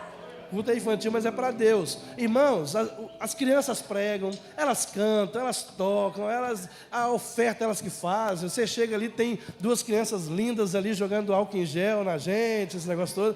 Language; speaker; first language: Portuguese; native; Portuguese